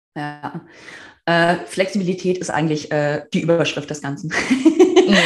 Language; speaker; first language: German; native; German